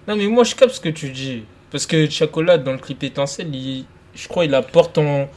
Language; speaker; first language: French; early bilingual, other home language; Lingala